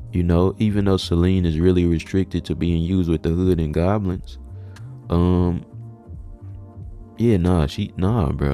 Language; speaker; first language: English; native; English